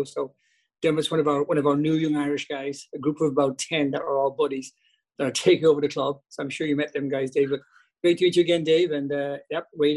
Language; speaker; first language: English; native; English